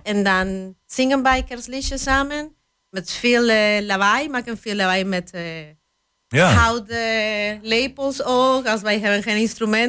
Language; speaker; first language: Dutch; non-native, fluent; Spanish